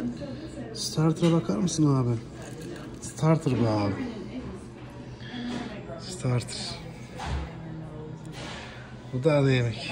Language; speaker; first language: Turkish; native; Turkish